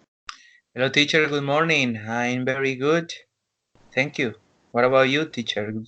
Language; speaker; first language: English; non-native, learner; Spanish